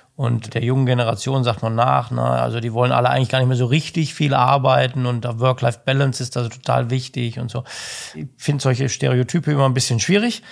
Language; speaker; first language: German; native; German